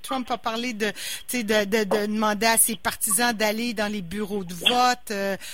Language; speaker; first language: French; native; French